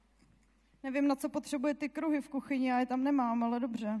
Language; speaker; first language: Czech; native; Czech